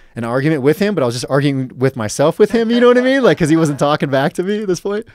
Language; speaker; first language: English; native; English